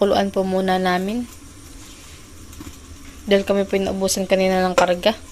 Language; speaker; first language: Filipino; native; Filipino